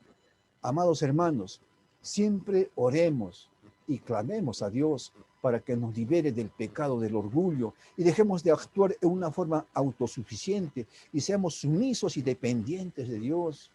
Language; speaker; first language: Spanish; native; Spanish